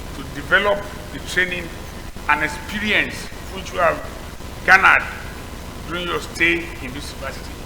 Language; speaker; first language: English; non-native, local second language; Yoruba